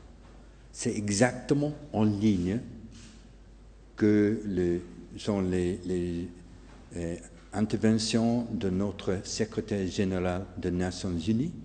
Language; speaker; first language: French; non-native, fluent; English